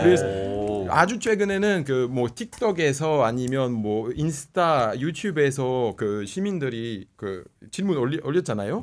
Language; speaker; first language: Korean; non-native, fluent; French